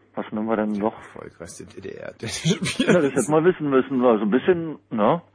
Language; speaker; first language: German; native; German